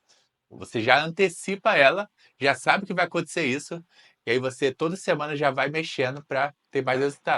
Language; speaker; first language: Portuguese; native; Portuguese